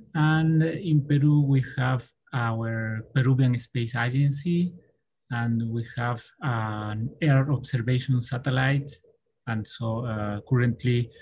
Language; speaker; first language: English; non-native, learner; Spanish